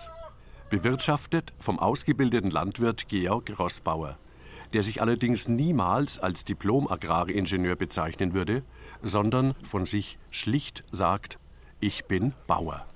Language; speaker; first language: German; native; German